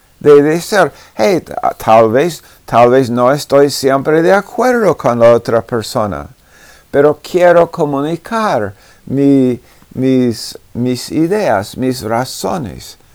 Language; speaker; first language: Spanish; non-native, fluent; English